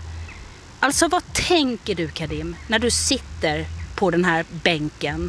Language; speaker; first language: Swedish; native; Swedish